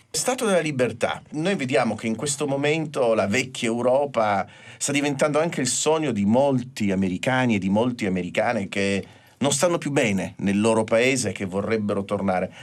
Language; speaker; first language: Italian; native; Italian